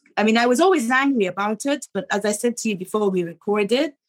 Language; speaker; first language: English; non-native, fluent; Arabic